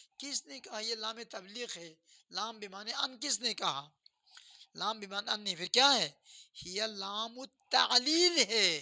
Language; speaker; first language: Urdu; non-native, local second language; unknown